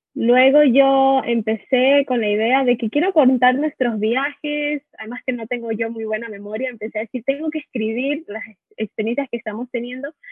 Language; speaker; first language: Spanish; native; Spanish